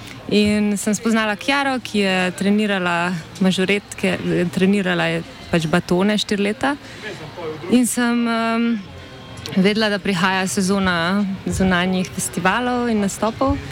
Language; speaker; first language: Slovenian; native; Slovenian